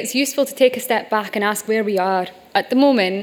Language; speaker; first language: English; native; English